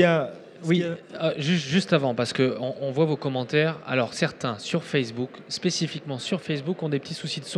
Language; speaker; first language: French; native; French